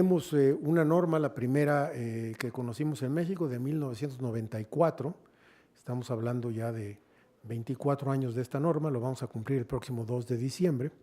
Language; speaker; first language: Spanish; native; Spanish